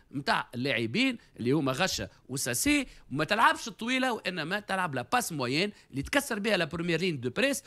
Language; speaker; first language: Arabic; native; Arabic